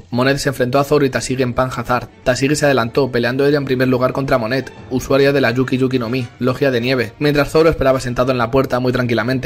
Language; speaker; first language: Spanish; native; Spanish